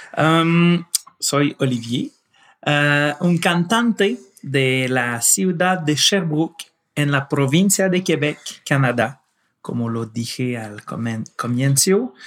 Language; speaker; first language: Spanish; non-native, fluent; French